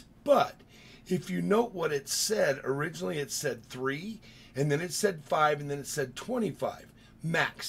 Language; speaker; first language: English; native; English